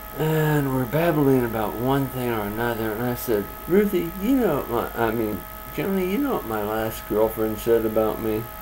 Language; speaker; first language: English; native; English